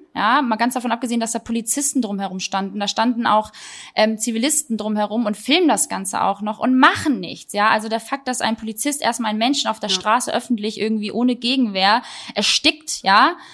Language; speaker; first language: German; native; German